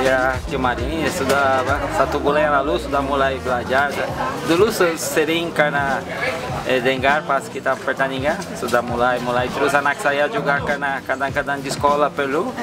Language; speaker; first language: Indonesian; non-native, fluent; Portuguese